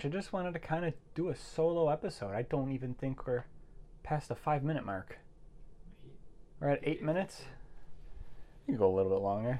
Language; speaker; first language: English; native; English